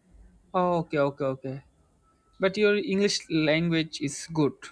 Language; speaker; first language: English; non-native, learner; Bangla